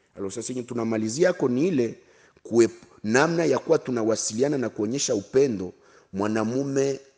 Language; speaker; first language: Swahili; non-native, local second language; Kinyarwanda